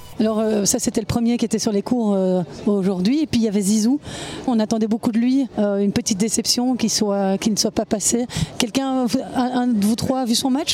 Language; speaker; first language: French; native; French